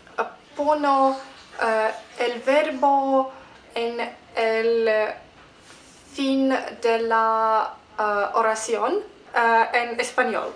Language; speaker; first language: Spanish; non-native, learner; Russian